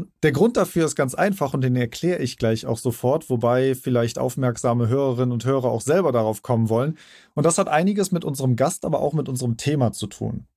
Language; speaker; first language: German; native; German